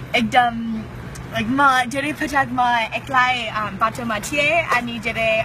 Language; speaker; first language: Nepali; non-native, learner; English